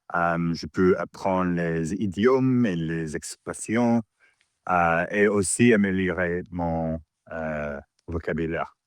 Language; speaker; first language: French; non-native, learner; English